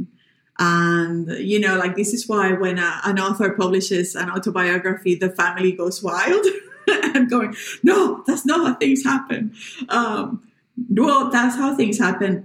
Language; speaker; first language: English; non-native, fluent; Spanish